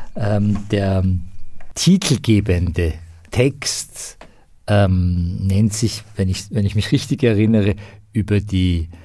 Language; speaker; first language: German; non-native, fluent; Persian